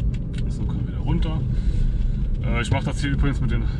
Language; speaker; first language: German; native; German